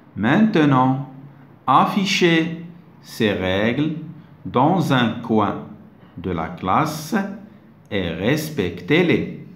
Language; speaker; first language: French; non-native, local second language; Arabic